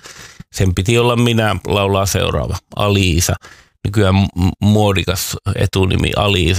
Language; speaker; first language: Finnish; native; Finnish